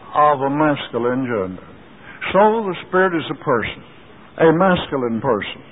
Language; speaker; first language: English; native; English